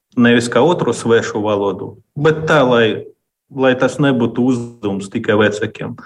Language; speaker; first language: Latvian; non-native, local second language; Russian